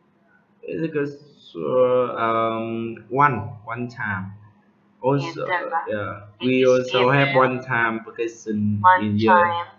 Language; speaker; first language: English; non-native, learner; Vietnamese